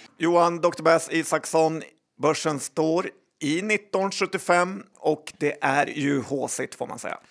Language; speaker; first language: Swedish; native; Swedish